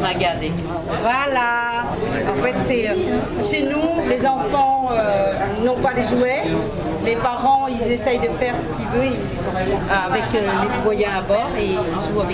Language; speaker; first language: French; non-native, fluent; Lao